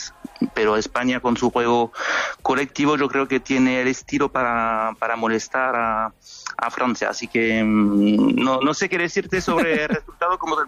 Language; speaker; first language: Spanish; non-native, fluent; French